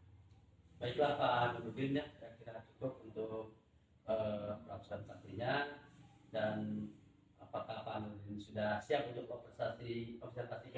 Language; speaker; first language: Indonesian; native; Indonesian